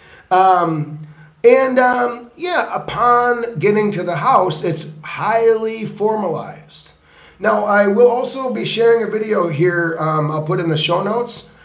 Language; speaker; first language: English; native; English